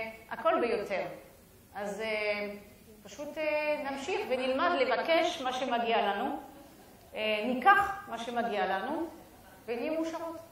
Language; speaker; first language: Hebrew; non-native, fluent; French